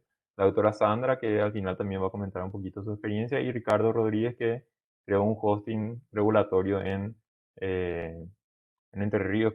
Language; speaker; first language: Spanish; native; Spanish